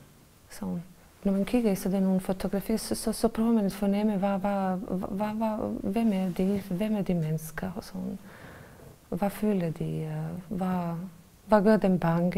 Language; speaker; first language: Danish; non-native, fluent; Bosnian